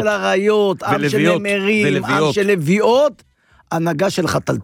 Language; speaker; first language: Hebrew; native; Hebrew